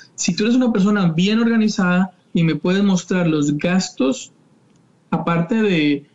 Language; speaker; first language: Spanish; native; Spanish